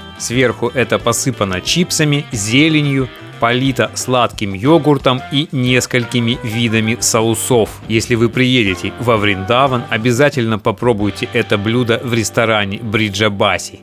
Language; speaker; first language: Russian; native; Russian